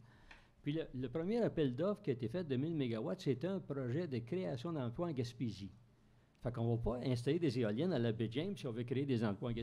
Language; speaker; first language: French; native; French